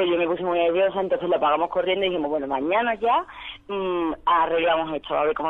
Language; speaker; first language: Spanish; native; Spanish